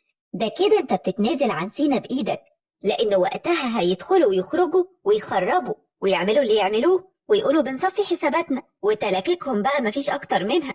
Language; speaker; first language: Arabic; native; Arabic